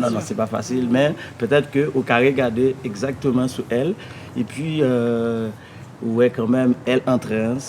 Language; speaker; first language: French; non-native, learner; Haitian Creole